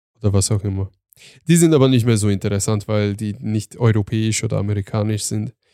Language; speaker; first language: German; early bilingual, other home language; Turkish